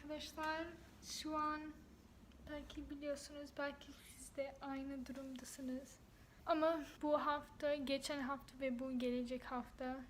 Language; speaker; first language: Turkish; non-native, fluent; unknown